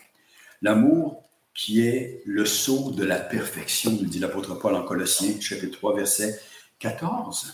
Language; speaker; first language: French; native; French